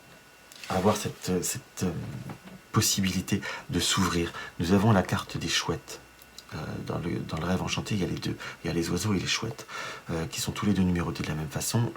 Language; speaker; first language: French; native; French